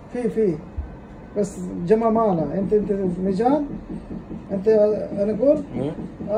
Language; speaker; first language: Arabic; non-native, learner; Urdu